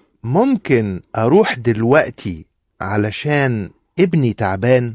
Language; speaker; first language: Arabic; non-native, learner; English